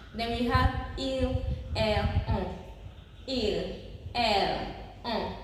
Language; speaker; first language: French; non-native, fluent; English